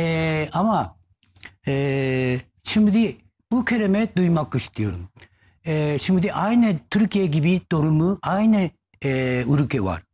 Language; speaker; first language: Turkish; non-native, learner; Japanese